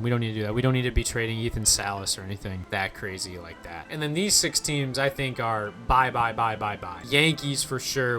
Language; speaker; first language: English; native; English